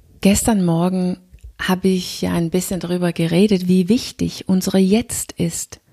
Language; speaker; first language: German; non-native, fluent; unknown